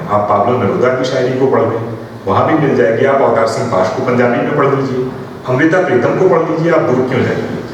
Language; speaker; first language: Urdu; native; Urdu